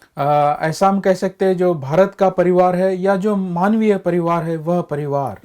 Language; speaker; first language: Hindi; non-native, local second language; Marathi